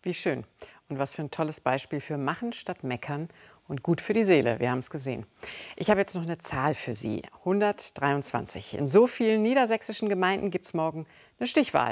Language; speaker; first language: German; native; German